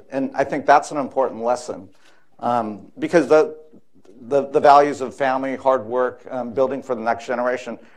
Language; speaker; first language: English; native; English